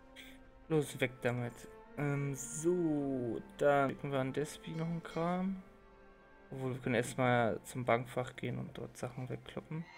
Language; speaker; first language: German; native; German